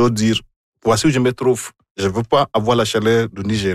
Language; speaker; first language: French; non-native, fluent; Igbo